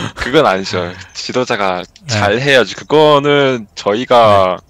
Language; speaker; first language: Korean; early bilingual, heritage; Korean